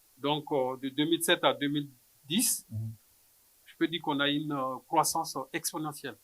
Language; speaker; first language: French; non-native, local second language; Bambara